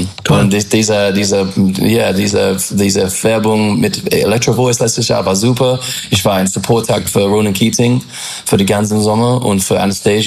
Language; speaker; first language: German; non-native, fluent; English